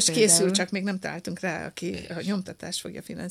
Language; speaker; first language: Hungarian; native; Hungarian